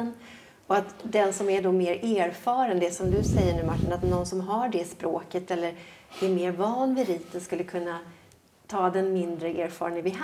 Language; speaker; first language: Swedish; native; Swedish